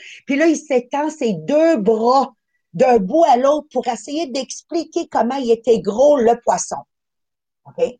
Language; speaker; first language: French; native; French